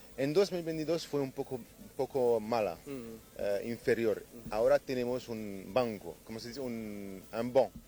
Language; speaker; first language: Spanish; non-native, learner; Arabic